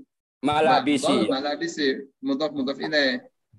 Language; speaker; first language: Arabic; non-native, fluent; Indonesian